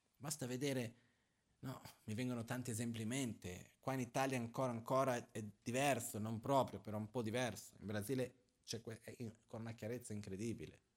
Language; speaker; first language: Italian; non-native, fluent; Portuguese